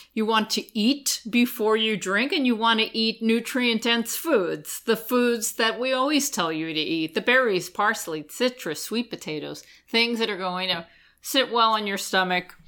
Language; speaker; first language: English; native; English